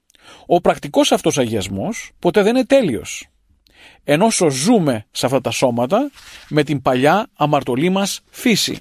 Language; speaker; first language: Greek; native; Greek